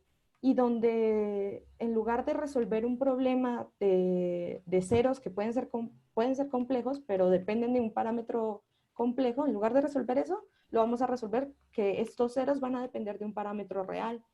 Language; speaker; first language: Spanish; native; Spanish